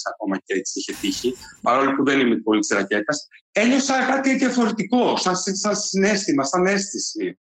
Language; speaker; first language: Greek; native; Greek